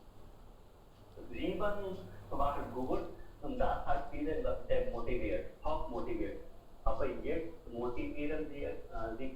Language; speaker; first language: German; non-native, learner; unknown